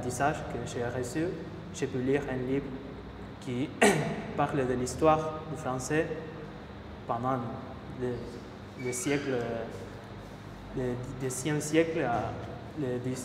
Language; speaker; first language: French; non-native, fluent; Spanish